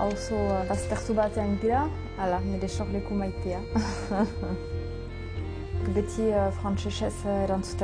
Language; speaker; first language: Basque; non-native, local second language; French